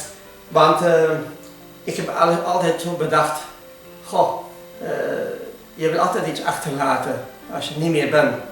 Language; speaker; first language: Dutch; non-native, fluent; Hungarian